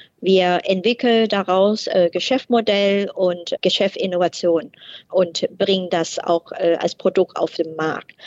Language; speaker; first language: German; non-native, fluent; Thai